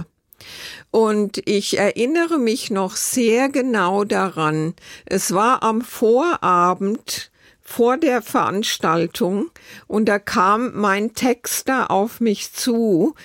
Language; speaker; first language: German; native; German